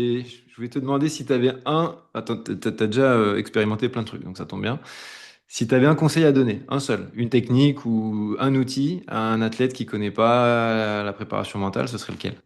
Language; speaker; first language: French; native; French